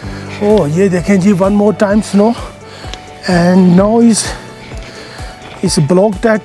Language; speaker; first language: English; non-native, learner; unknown